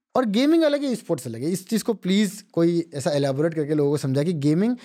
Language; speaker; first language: Hindi; non-native, local second language; Odia